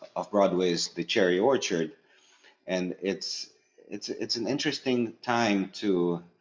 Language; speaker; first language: English; early bilingual, other home language; Russian